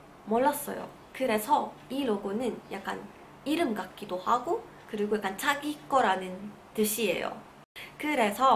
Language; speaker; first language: Korean; non-native, learner; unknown